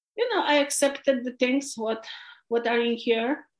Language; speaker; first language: English; non-native, fluent; Polish